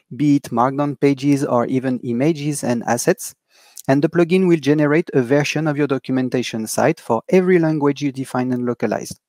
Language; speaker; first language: English; non-native, fluent; French